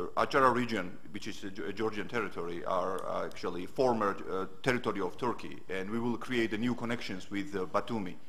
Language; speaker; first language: English; non-native, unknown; Georgian